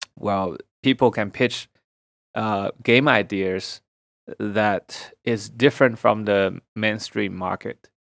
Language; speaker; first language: English; non-native, fluent; Chinese